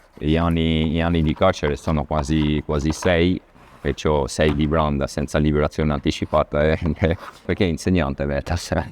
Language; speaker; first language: Italian; native; Italian